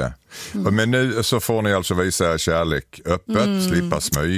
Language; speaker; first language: Swedish; native; Swedish